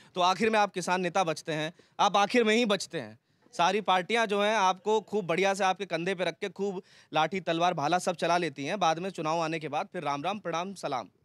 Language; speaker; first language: Hindi; native; Hindi